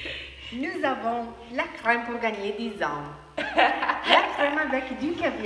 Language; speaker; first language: French; non-native, fluent; Spanish